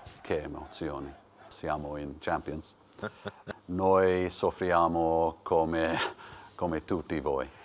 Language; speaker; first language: Italian; non-native, learner; English